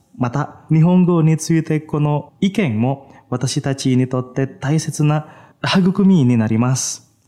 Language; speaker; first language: Japanese; non-native, fluent; Indonesian